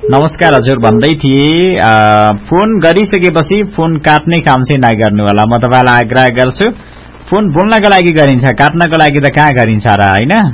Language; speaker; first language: Nepali; native; Nepali